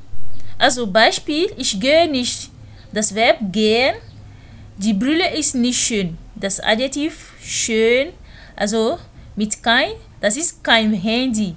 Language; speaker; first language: German; non-native, learner; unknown